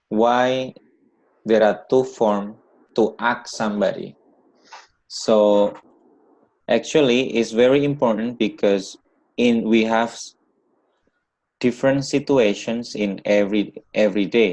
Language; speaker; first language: English; non-native, learner; Indonesian